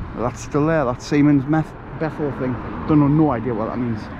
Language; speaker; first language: English; native; English